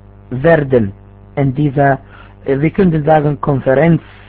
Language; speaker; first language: German; non-native, fluent; Arabic